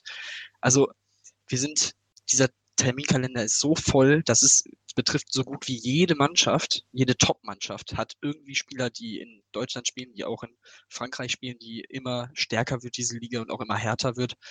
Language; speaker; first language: German; native; German